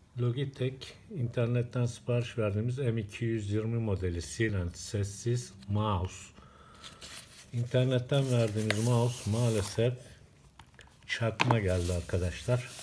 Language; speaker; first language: Turkish; native; Turkish